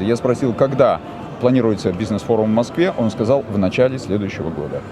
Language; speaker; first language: Russian; native; Russian